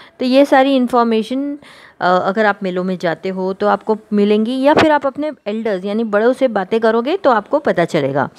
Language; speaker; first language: Hindi; non-native, local second language; Gujarati